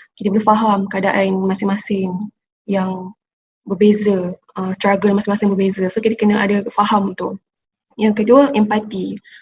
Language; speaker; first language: Malay; native; Malay